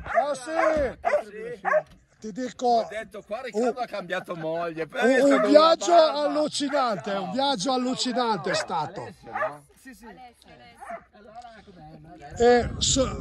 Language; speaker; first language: Italian; native; Italian